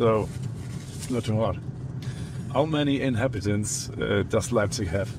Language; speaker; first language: English; non-native, fluent; German